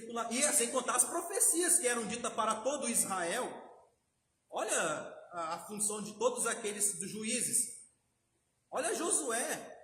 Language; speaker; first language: Portuguese; native; Portuguese